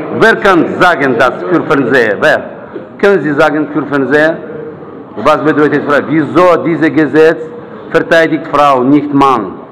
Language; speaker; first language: German; non-native, learner; Ukrainian